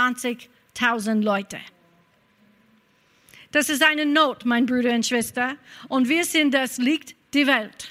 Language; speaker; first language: German; non-native, fluent; English